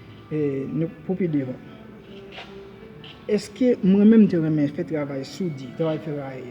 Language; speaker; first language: French; non-native, learner; Haitian Creole